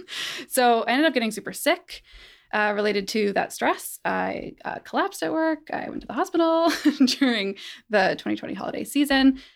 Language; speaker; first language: English; native; English